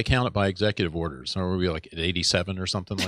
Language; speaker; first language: English; native; English